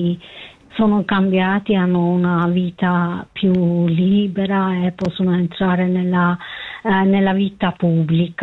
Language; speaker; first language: Italian; non-native, fluent; Kurdish